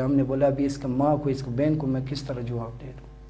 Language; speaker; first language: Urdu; non-native, local second language; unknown